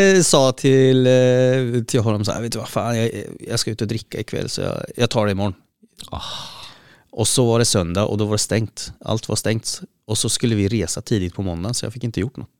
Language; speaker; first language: Swedish; early bilingual, other home language; Spanish